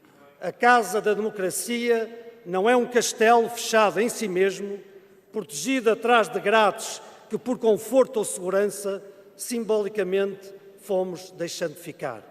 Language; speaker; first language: Portuguese; native; Portuguese